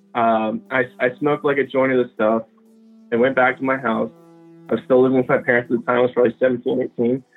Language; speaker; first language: English; native; English